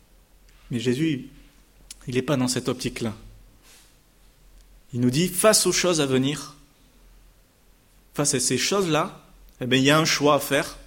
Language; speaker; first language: French; native; French